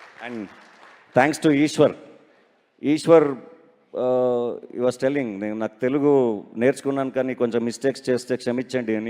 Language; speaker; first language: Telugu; non-native, learner; Kannada